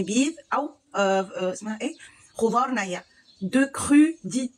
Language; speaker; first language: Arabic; native; Arabic